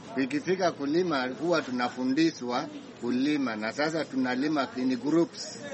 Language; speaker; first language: Swahili; non-native, local second language; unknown